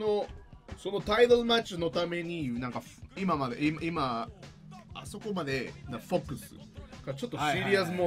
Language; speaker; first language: Japanese; non-native, learner; Spanish